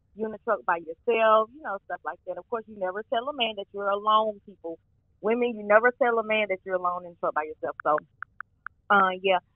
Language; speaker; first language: English; native; English